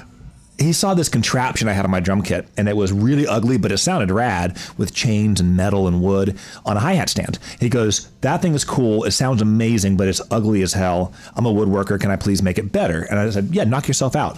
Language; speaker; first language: English; native; English